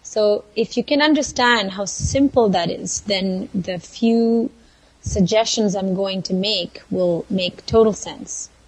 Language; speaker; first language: English; non-native, local second language; Kannada